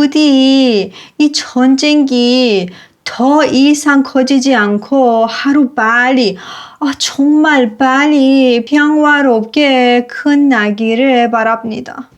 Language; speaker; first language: Korean; non-native, fluent; Persian